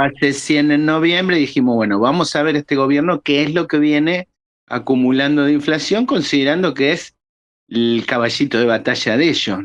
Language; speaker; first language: Spanish; native; Spanish